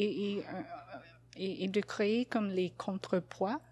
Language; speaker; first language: French; non-native, fluent; English